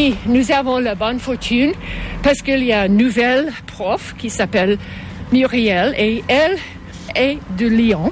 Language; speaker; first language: French; non-native, local second language; English